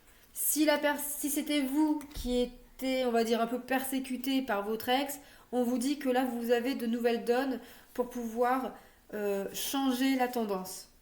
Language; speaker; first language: French; native; French